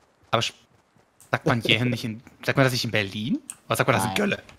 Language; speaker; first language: German; native; German